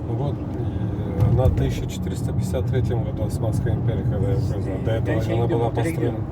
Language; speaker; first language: Russian; non-native, local second language; Kyrgyz